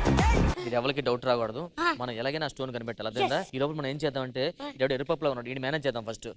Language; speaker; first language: Telugu; native; Telugu